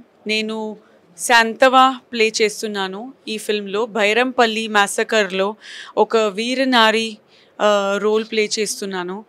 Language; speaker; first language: Telugu; non-native, fluent; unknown